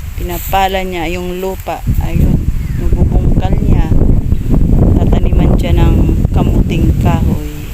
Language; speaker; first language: Filipino; native; Filipino